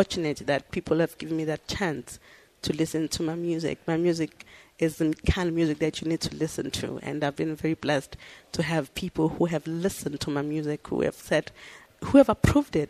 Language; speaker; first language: English; non-native, local second language; Zulu